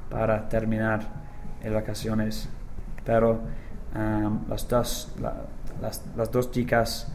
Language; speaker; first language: Spanish; non-native, learner; English